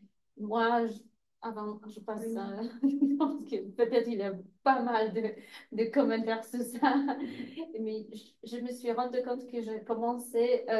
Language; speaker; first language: French; non-native, fluent; Polish